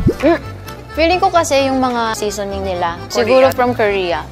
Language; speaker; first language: Filipino; non-native, fluent; Korean